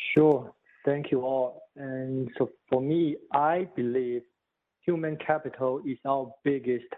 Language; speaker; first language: English; non-native, fluent; Chinese